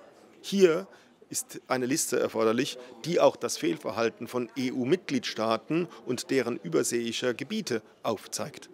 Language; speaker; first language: German; native; German